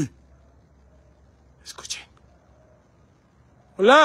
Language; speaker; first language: Spanish; native; Spanish